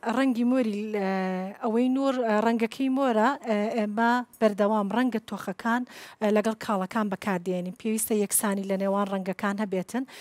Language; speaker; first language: Central Kurdish; non-native, local second language; Kurdish